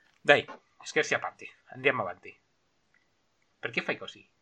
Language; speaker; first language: Italian; non-native, learner; Spanish